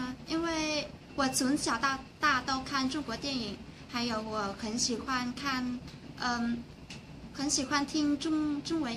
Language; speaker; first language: Chinese; non-native, learner; Vietnamese